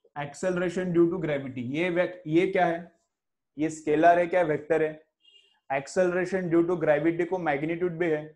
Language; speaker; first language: Hindi; non-native, local second language; Marathi